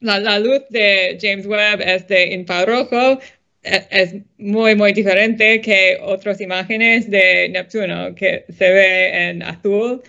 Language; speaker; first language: Spanish; non-native, fluent; English